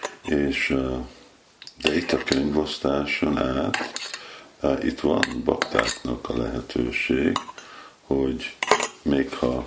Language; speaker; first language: Hungarian; non-native, fluent; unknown